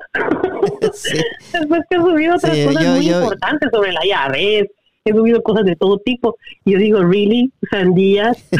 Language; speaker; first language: Spanish; native; Spanish